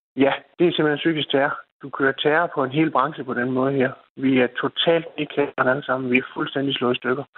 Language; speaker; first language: Danish; native; Danish